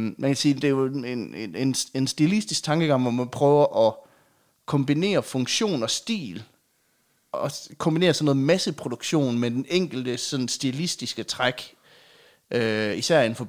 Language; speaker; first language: Danish; native; Danish